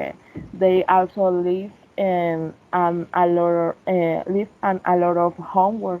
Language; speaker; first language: English; non-native, fluent; Spanish